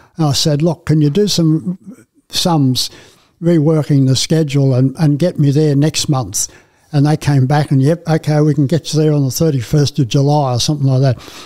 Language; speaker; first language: English; native; English